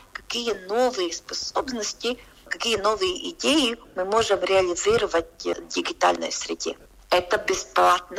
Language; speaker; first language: Russian; non-native, local second language; Latvian